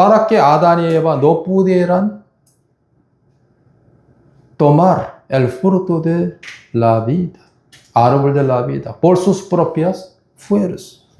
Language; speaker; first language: Spanish; non-native, fluent; Korean